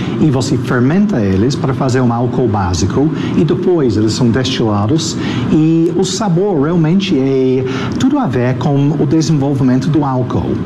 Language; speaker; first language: Portuguese; non-native, fluent; English